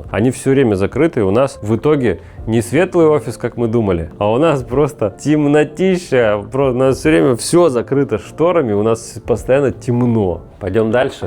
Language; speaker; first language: Russian; native; Russian